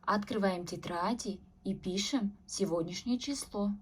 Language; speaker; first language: Russian; non-native, local second language; Kazakh